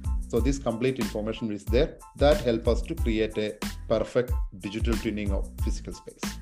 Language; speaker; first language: English; non-native, local second language; Malayalam